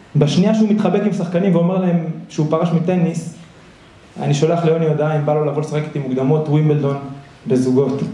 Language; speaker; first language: Hebrew; early bilingual, other home language; Spanish